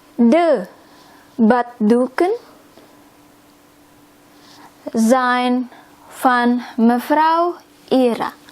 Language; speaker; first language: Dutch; non-native, learner; Indonesian